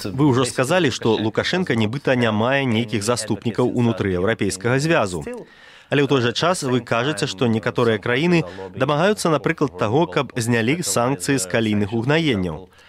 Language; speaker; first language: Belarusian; native; Belarusian